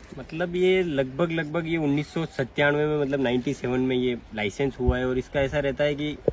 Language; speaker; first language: Hindi; native; Hindi